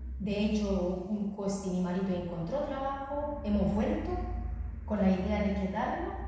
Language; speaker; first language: Spanish; non-native, fluent; Romanian